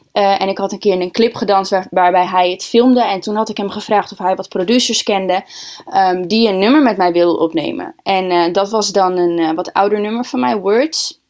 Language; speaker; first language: Dutch; early bilingual, other home language; Russian